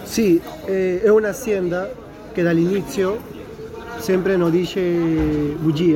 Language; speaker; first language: Italian; non-native, learner; Spanish